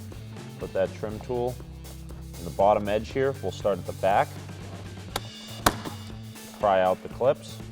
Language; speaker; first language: English; native; English